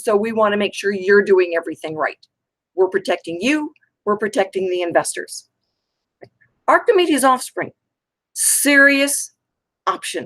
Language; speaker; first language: English; native; English